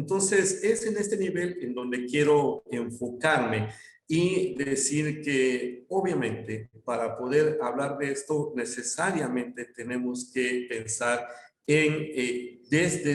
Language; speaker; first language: Spanish; non-native, local second language; Yucateco